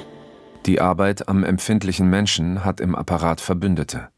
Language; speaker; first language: German; native; German